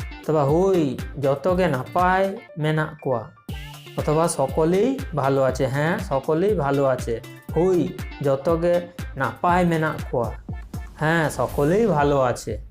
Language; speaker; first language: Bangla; non-native, local second language; Santali